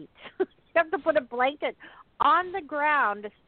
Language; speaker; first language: English; native; English